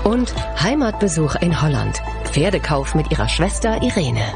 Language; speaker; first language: German; native; German